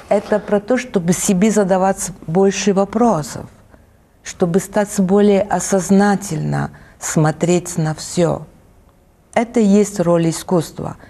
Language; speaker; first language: Russian; non-native, fluent; Italian